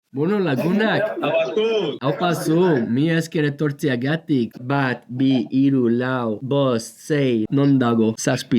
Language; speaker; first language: Basque; non-native, learner; English